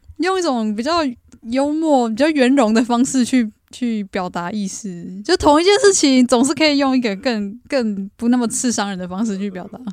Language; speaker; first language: Chinese; native; Chinese